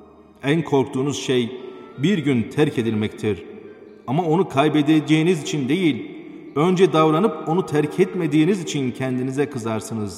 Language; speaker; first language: Turkish; native; Turkish